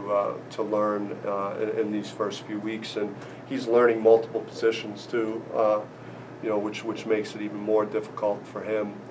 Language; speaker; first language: English; native; English